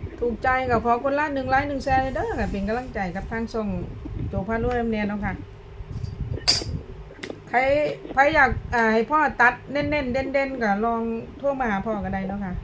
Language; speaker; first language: Thai; non-native, local second language; Lao